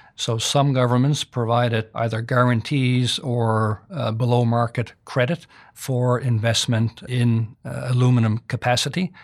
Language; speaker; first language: English; native; English